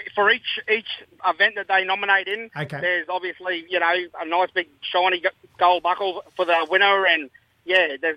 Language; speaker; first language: English; native; English